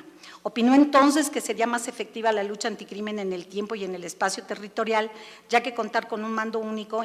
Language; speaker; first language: Spanish; native; Spanish